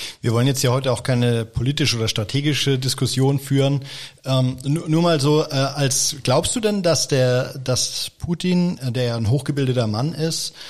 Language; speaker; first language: German; native; German